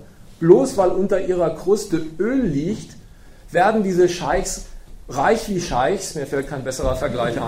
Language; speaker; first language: German; native; German